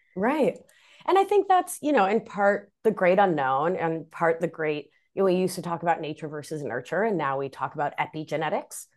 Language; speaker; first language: English; early bilingual, other home language; Spanish